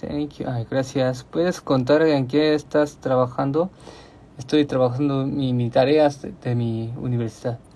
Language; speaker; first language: Spanish; non-native, learner; Korean